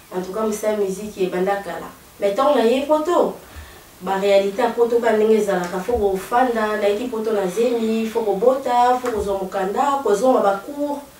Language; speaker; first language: Lingala; native; Lingala